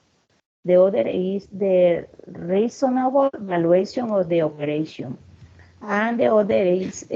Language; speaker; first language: English; non-native, learner; Spanish